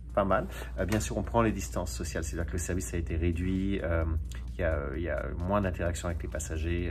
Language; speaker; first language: French; native; French